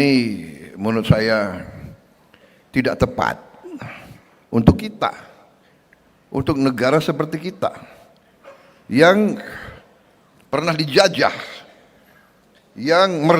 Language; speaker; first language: Indonesian; native; Indonesian